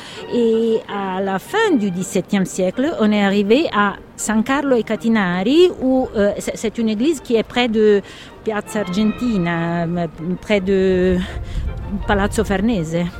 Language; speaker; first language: French; non-native, fluent; Italian